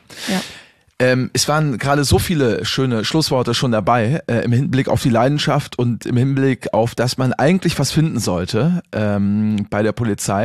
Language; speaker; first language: German; native; German